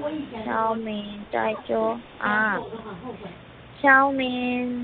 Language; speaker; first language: Chinese; non-native, learner; Korean